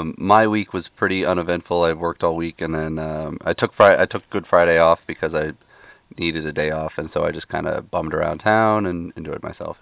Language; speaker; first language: English; native; English